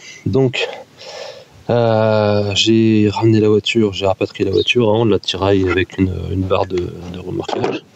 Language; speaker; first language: French; native; French